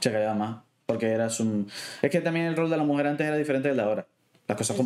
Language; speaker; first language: Spanish; native; Spanish